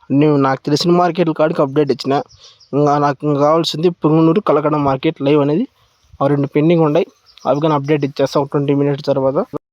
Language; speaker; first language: Telugu; native; Telugu